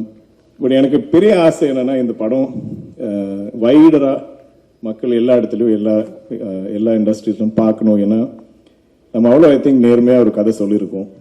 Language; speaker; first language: Tamil; non-native, local second language; Malayalam